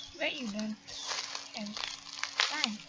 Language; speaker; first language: English; non-native, learner; Malay